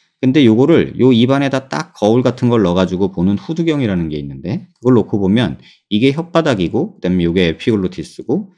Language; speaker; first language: Korean; native; Korean